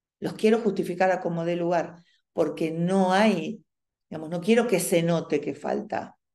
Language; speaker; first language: Spanish; native; Spanish